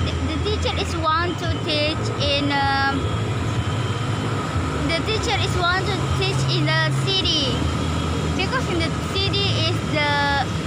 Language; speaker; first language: English; non-native, learner; Indonesian